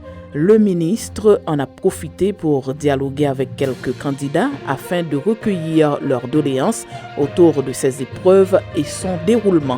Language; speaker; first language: French; non-native, local second language; Haitian Creole